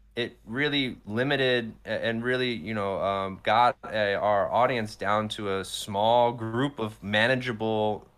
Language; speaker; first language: English; native; English